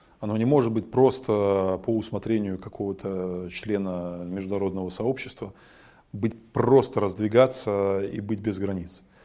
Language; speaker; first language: Russian; native; Russian